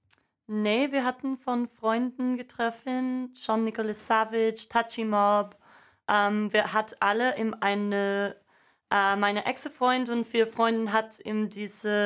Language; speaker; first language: German; non-native, learner; English